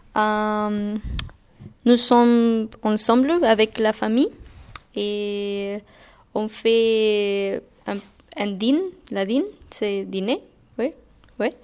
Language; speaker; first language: French; non-native, learner; Spanish